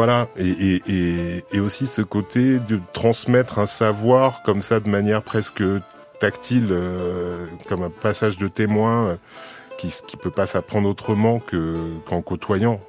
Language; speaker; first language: French; native; French